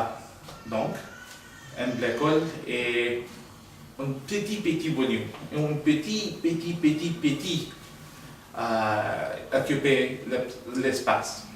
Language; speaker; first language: French; non-native, learner; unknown